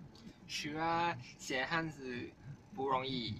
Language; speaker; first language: Chinese; non-native, learner; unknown